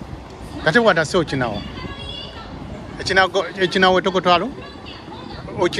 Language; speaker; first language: Japanese; non-native, learner; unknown